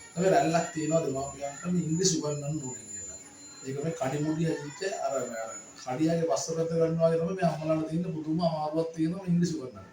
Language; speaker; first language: Sinhala; native; Sinhala